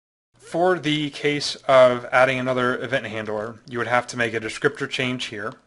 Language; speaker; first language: English; native; English